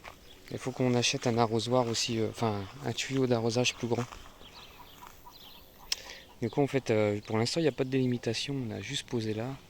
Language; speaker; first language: French; native; French